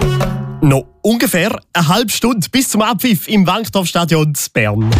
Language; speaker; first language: German; native; German